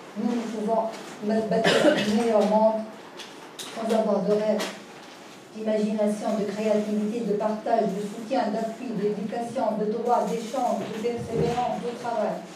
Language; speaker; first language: French; non-native, local second language; Arabic